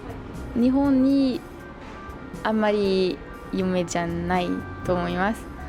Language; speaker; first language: Japanese; non-native, learner; French